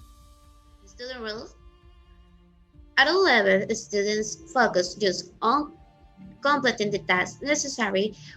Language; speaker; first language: English; non-native, learner; Spanish